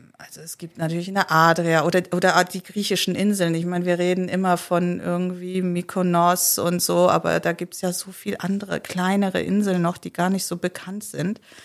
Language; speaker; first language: German; early bilingual, other home language; Polish